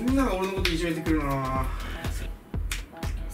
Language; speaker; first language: Japanese; native; Japanese